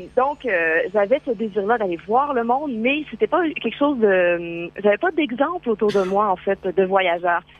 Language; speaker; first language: French; native; French